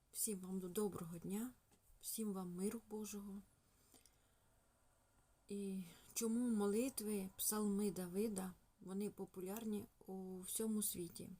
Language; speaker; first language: Ukrainian; non-native, local second language; Russian